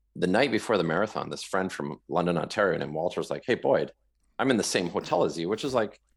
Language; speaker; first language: English; native; English